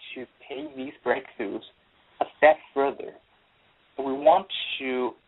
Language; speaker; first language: English; non-native, fluent; Chinese